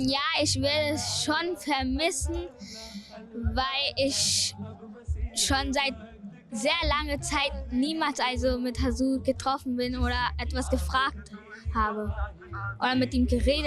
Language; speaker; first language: German; early bilingual, other home language; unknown